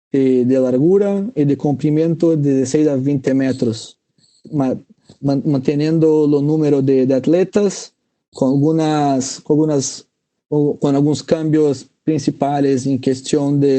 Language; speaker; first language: Spanish; non-native, fluent; Portuguese